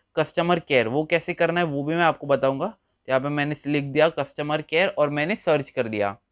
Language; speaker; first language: Hindi; native; Hindi